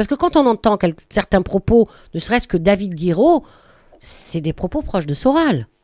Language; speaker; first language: French; native; French